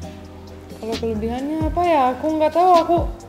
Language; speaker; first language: Indonesian; non-native, fluent; Romanian